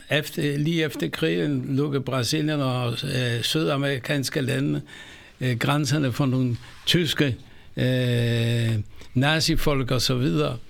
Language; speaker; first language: Danish; non-native, fluent; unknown